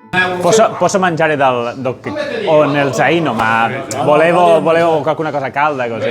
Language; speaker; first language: Italian; non-native, learner; Catalan